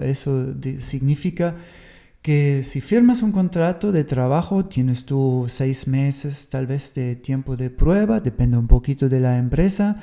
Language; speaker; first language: Spanish; non-native, fluent; German